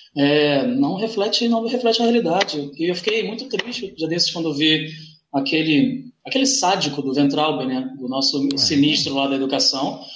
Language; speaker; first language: Portuguese; native; Portuguese